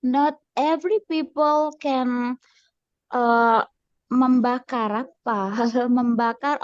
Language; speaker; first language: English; non-native, learner; Indonesian